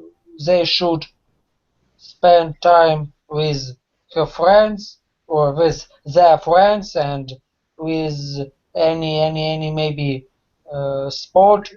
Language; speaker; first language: English; non-native, learner; Russian